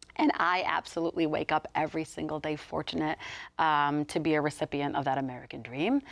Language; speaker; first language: English; native; English